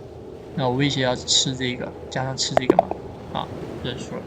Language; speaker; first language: Chinese; native; Chinese